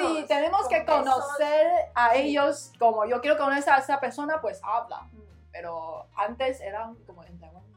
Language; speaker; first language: Spanish; non-native, learner; Chinese